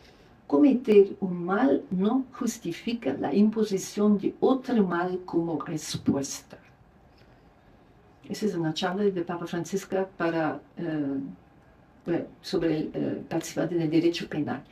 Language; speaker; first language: Spanish; non-native, fluent; Luxembourgish